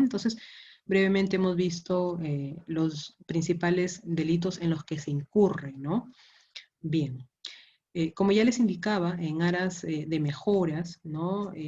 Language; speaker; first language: Spanish; native; Spanish